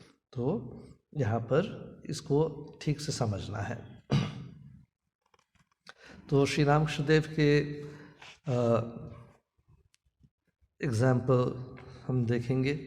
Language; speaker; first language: Hindi; non-native, local second language; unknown